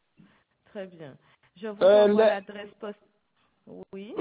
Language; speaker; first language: French; native; French